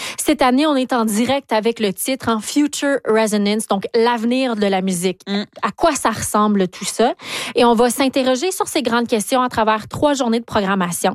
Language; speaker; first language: French; native; French